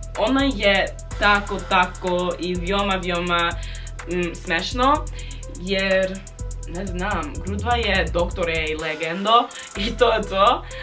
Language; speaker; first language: Bosnian; non-native, learner; English